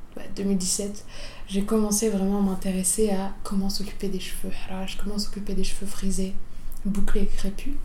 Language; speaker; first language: French; native; French